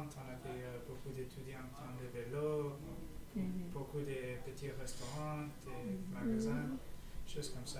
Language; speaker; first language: French; non-native, learner; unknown